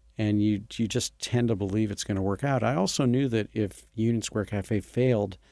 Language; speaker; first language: English; native; English